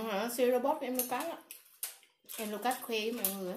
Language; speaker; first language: Russian; non-native, learner; Vietnamese